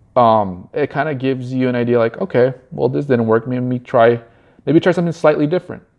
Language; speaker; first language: English; early bilingual, other home language; Spanish